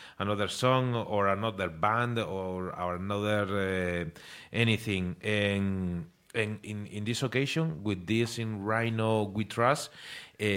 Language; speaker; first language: English; non-native, learner; Spanish